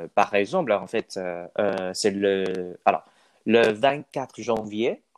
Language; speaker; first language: French; non-native, fluent; Chinese